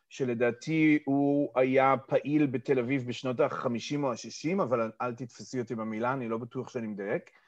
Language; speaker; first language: Hebrew; early bilingual, other home language; English